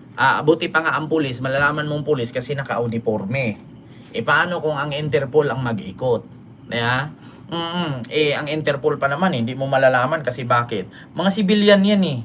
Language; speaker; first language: Filipino; non-native, local second language; Cebuano